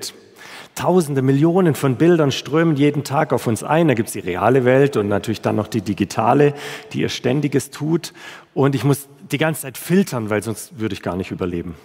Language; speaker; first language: German; native; German